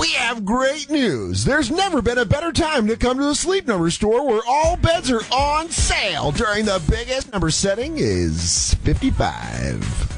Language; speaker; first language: English; native; English